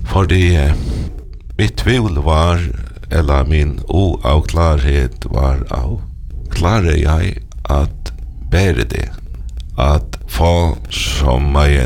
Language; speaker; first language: Danish; non-native, local second language; Faroese